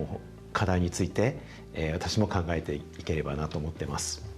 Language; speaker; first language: Japanese; native; Japanese